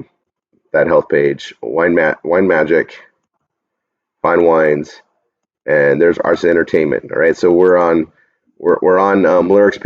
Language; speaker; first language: English; native; English